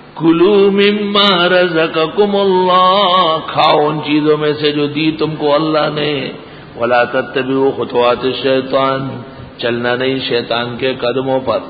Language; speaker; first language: Urdu; non-native, local second language; Pashto